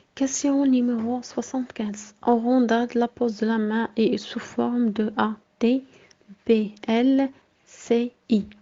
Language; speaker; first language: French; non-native, local second language; Arabic